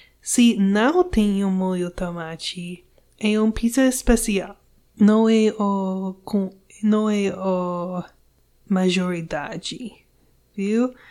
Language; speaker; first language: Portuguese; non-native, learner; English